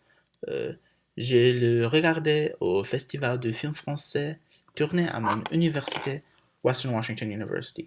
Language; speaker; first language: French; non-native, learner; English